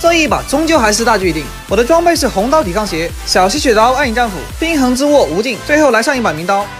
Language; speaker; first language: Chinese; native; Chinese